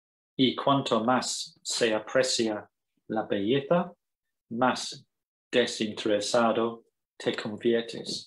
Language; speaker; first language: Spanish; non-native, fluent; English